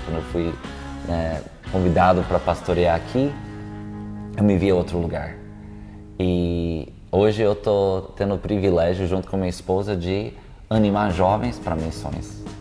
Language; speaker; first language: Portuguese; non-native, local second language; English